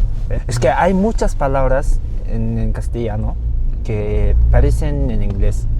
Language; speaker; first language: Spanish; early bilingual, other home language; Mongolian